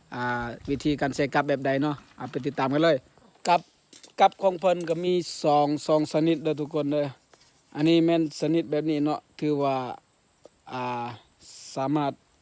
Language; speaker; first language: Lao; non-native, local second language; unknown